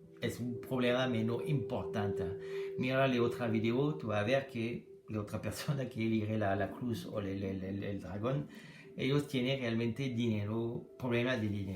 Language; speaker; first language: Spanish; non-native, learner; French